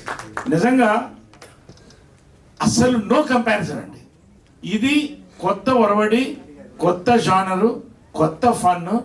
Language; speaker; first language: Telugu; native; Telugu